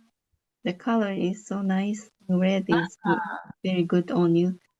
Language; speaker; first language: English; non-native, learner; Japanese